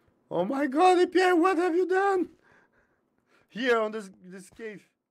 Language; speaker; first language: English; non-native, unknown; Portuguese